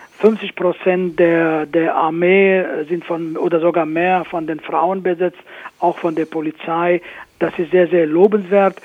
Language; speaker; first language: German; non-native, fluent; Kurdish